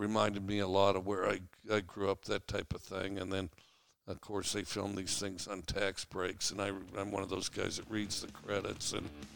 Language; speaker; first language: English; native; English